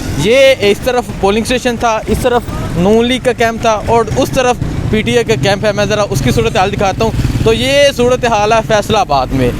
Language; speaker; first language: Urdu; non-native, local second language; Punjabi